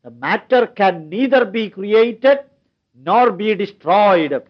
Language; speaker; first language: English; non-native, local second language; Malayalam